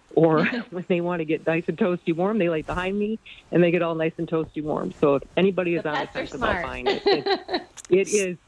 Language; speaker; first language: English; native; English